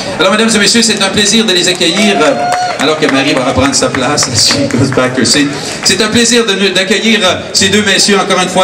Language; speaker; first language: French; native; French